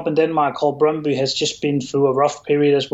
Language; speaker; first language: English; non-native, fluent; Danish